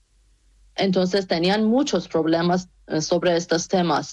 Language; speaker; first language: Spanish; non-native, fluent; Persian